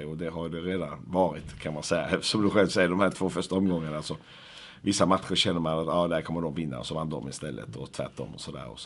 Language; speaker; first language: Swedish; native; Swedish